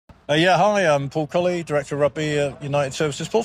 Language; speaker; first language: English; native; English